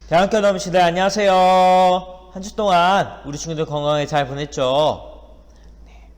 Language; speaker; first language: Korean; native; Korean